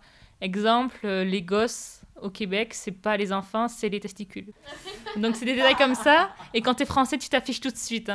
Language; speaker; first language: French; native; French